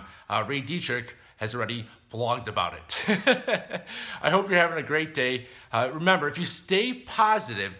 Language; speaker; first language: English; native; English